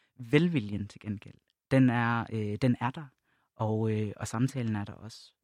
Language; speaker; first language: Danish; native; Danish